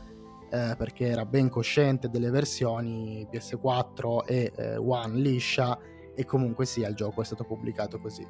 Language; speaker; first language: Italian; native; Italian